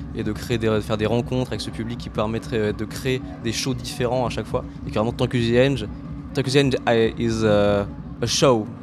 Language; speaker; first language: French; native; French